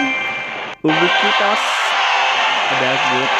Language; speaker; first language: English; non-native, learner; Indonesian